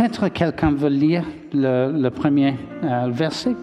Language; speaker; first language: French; non-native, learner; English